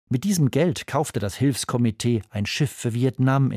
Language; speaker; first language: German; native; German